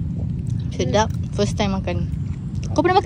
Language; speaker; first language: Malay; native; Malay